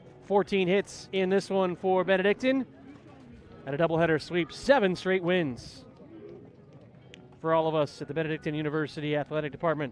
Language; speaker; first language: English; native; English